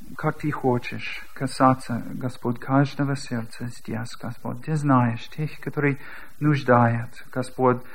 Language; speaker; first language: Russian; non-native, learner; English